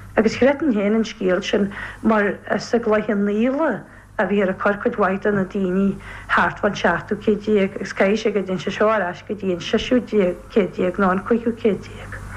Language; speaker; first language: Irish; native; Irish